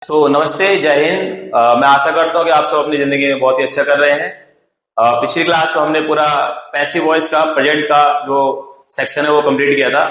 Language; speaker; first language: Hindi; native; Hindi